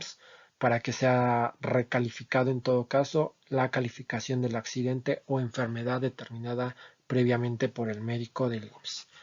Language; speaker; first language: Spanish; native; Spanish